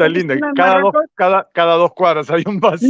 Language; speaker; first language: Spanish; native; Spanish